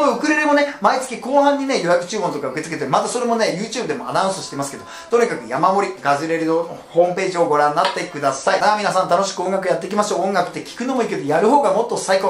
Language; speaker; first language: Japanese; native; Japanese